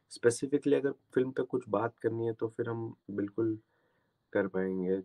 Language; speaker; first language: Hindi; non-native, local second language; Gujarati